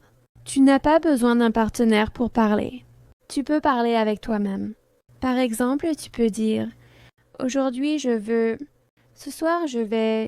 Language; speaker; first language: French; non-native, fluent; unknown